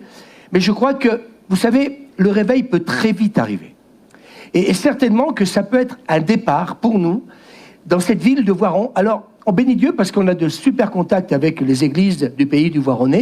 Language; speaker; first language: French; native; French